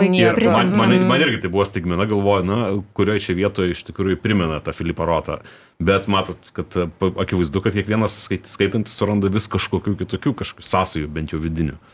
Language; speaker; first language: Lithuanian; native; Lithuanian